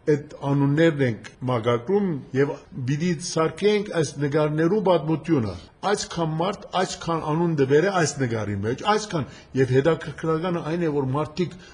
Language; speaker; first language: Armenian; early bilingual, heritage; Armenian